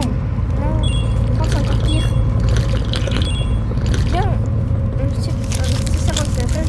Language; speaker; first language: French; native; French